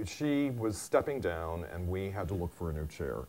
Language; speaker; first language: English; native; English